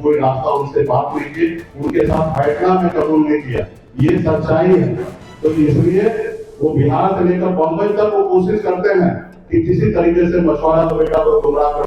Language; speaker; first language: Hindi; native; Hindi